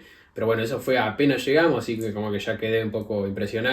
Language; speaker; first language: Spanish; native; Spanish